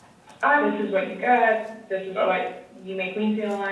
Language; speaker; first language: English; native; English